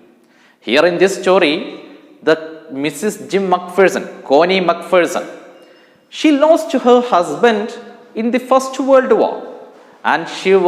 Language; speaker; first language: English; non-native, local second language; Malayalam